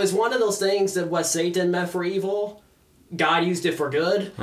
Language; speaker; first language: English; native; English